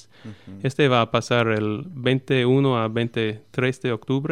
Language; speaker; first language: Spanish; non-native, fluent; English